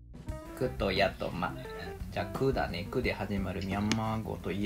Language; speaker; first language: Japanese; native; Japanese